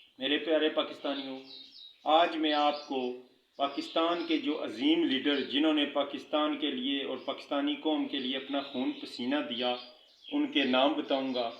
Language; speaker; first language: Urdu; non-native, local second language; Punjabi